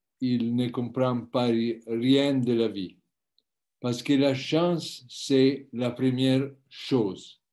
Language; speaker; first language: French; non-native, learner; Italian